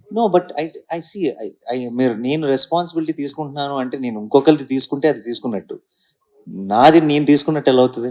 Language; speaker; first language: Telugu; native; Telugu